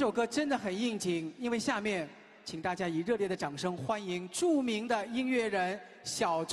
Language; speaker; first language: Chinese; native; Chinese